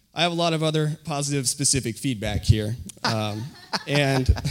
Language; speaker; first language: English; native; English